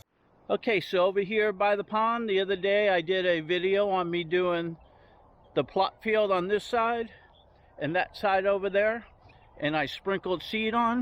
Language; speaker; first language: English; native; English